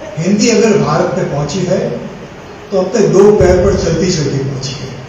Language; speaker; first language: Hindi; non-native, local second language; Gujarati